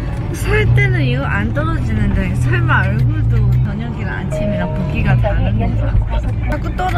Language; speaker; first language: Korean; non-native, fluent; Chinese